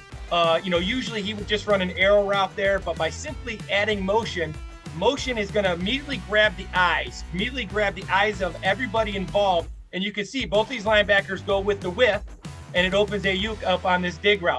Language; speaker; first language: English; native; English